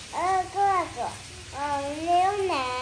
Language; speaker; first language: Chinese; non-native, learner; Vietnamese